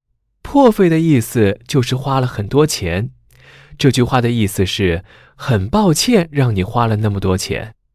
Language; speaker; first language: Chinese; native; Chinese